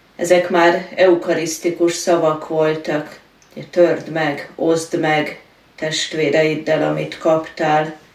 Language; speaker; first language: Hungarian; native; Hungarian